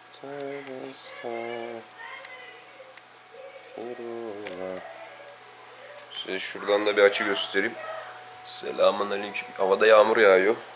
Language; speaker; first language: Turkish; native; Turkish